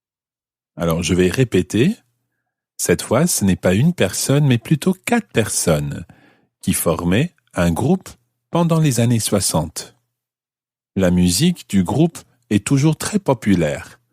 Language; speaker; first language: French; non-native, fluent; English